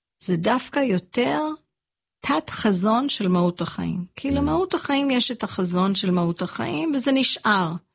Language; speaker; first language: Hebrew; early bilingual, other home language; English